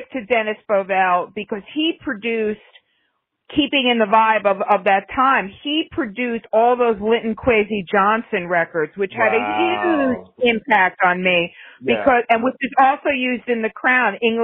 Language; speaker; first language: English; native; English